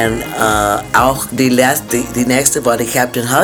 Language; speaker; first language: German; non-native, fluent; English